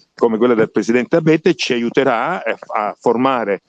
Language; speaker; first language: Italian; native; Italian